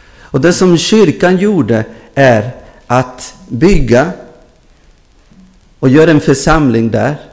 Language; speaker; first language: Swedish; non-native, fluent; Spanish